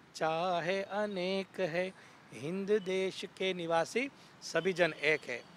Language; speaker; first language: Hindi; non-native, local second language; Gujarati